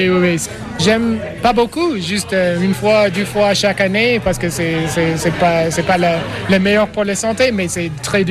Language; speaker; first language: French; non-native, learner; English